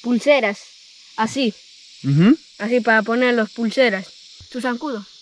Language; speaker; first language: Spanish; non-native, local second language; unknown